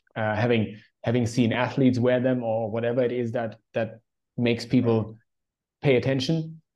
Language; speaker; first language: English; non-native, fluent; German